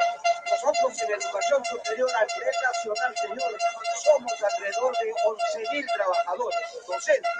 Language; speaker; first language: Spanish; native; Spanish